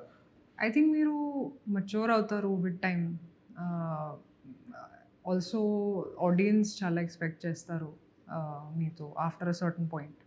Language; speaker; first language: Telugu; non-native, fluent; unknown